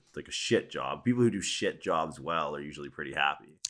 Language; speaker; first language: English; native; English